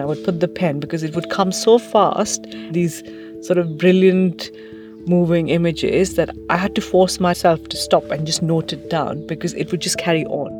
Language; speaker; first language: English; non-native, local second language; Hindi